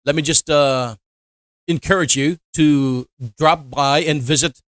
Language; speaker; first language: English; non-native, local second language; Filipino